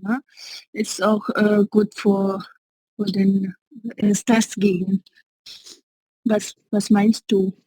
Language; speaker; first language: German; non-native, learner; Hindi